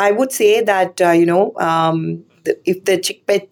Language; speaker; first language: English; non-native, local second language; Kannada